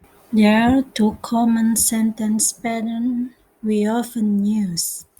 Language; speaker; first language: English; non-native, learner; Indonesian